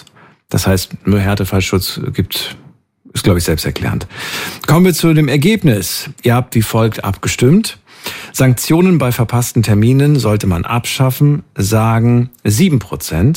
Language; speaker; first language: German; native; German